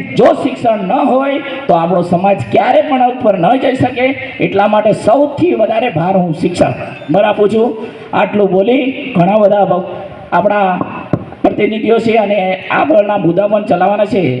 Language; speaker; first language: Gujarati; non-native, local second language; Rathawi